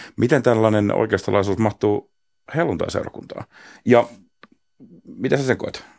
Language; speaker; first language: Finnish; native; Finnish